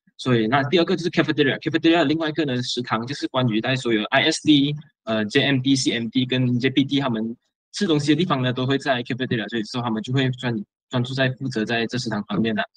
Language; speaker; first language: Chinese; native; Chinese